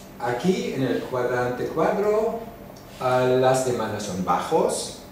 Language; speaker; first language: Spanish; non-native, fluent; German